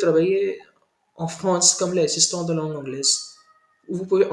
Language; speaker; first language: French; non-native, learner; Hindi